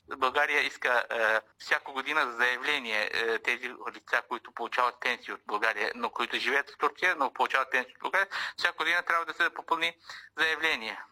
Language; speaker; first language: Bulgarian; non-native, local second language; Turkish